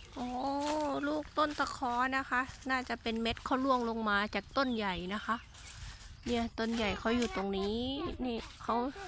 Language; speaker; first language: Thai; non-native, local second language; Khmer